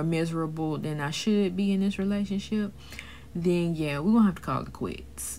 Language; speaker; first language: English; native; English